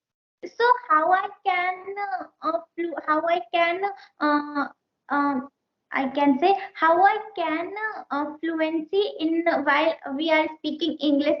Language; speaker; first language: English; non-native, learner; Hindi